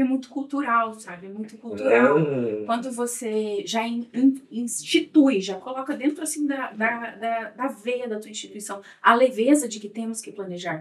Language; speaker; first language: Portuguese; native; Portuguese